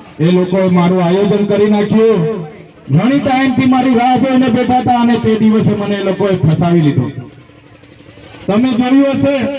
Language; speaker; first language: Gujarati; non-native, local second language; Vasavi